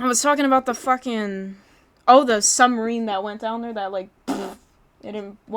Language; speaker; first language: English; native; English